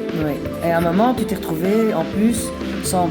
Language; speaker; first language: French; native; French